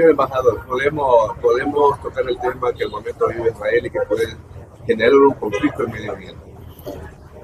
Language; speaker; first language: Spanish; native; Spanish